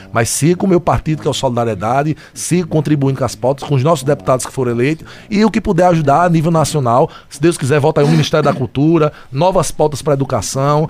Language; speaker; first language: Portuguese; native; Portuguese